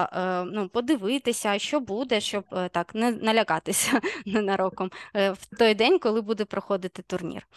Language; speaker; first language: Ukrainian; native; Ukrainian